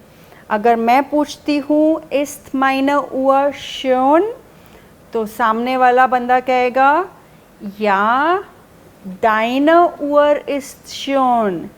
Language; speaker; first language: German; non-native, fluent; Hindi